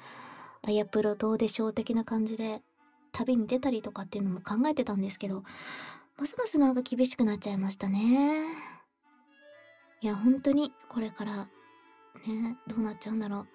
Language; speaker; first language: Japanese; native; Japanese